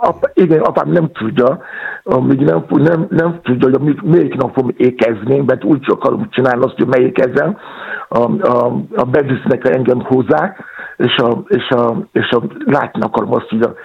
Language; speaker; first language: Hungarian; non-native, fluent; Yoruba